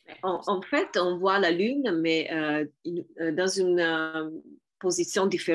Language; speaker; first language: French; non-native, fluent; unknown